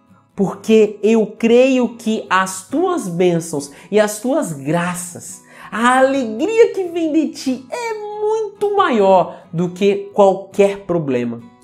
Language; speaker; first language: Portuguese; native; Portuguese